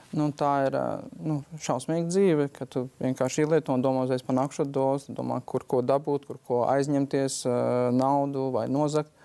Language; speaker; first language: Latvian; native; Latvian